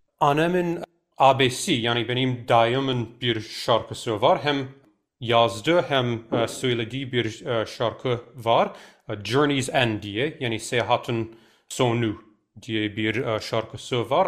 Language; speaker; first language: Turkish; non-native, fluent; English